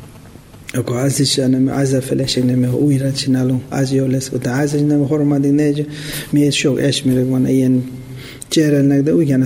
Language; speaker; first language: Hungarian; non-native, learner; Tibetan